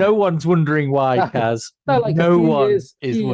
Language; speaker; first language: English; native; English